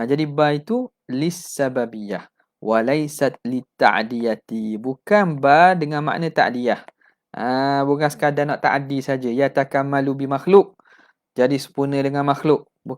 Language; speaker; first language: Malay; native; Malay